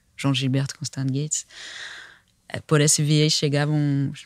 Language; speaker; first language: Portuguese; non-native, fluent; French